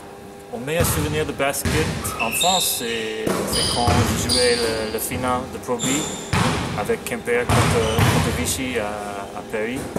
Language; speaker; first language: French; non-native, fluent; English